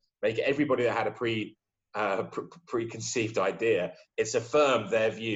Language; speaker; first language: English; native; English